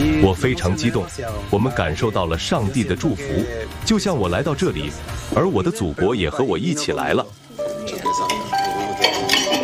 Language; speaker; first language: Chinese; non-native, fluent; Guarani